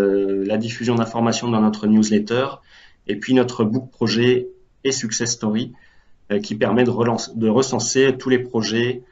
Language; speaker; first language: French; native; French